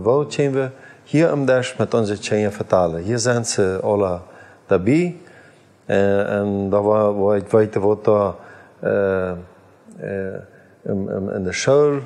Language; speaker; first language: German; non-native, learner; Plautdietsch